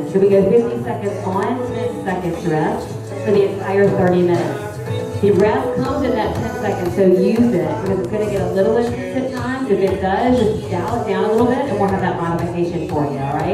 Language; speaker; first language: English; native; English